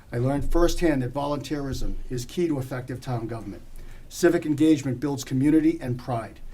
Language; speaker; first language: English; native; English